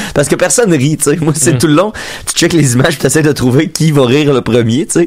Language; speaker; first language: French; native; French